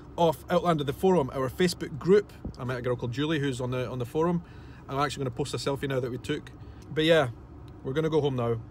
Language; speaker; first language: English; native; English